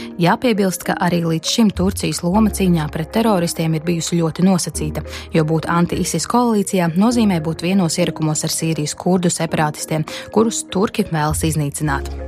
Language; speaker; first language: Latvian; native; Latvian